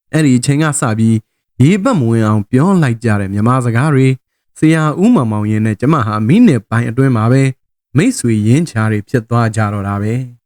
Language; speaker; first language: Burmese; native; Burmese